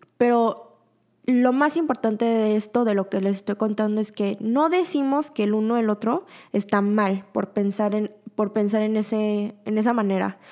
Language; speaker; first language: Spanish; early bilingual, other home language; Korean